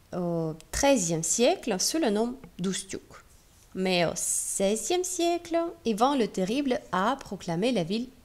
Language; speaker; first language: French; non-native, fluent; Russian